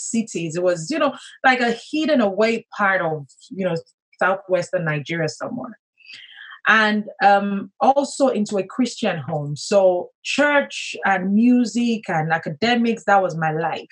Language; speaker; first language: English; non-native, local second language; Yoruba